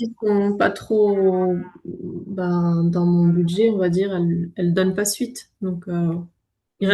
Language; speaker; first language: French; native; French